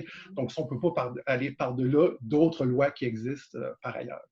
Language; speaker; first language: French; native; French